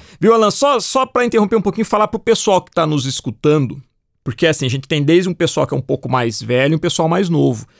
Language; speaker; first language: Portuguese; native; Portuguese